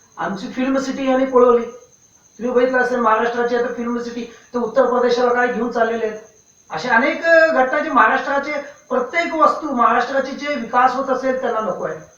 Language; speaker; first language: Marathi; non-native, local second language; Urdu